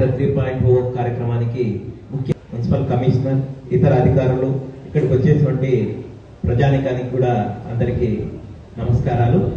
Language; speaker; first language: Telugu; native; Telugu